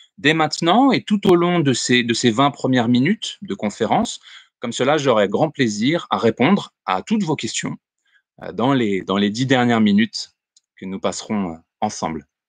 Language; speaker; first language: French; native; French